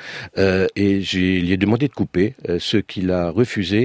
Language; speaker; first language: French; early bilingual, other home language; Romanian